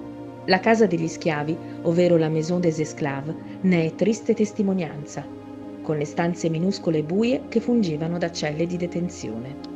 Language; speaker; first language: Italian; native; Italian